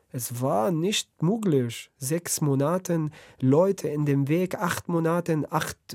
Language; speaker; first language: German; non-native, learner; Arabic